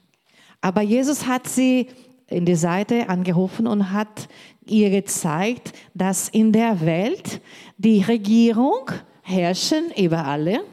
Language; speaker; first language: German; non-native, learner; Portuguese